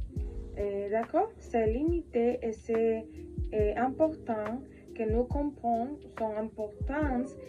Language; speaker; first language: French; non-native, learner; Spanish